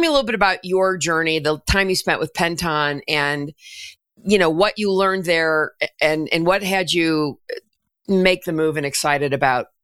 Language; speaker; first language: English; native; English